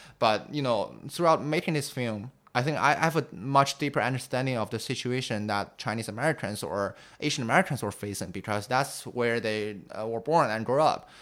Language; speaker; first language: English; non-native, fluent; Chinese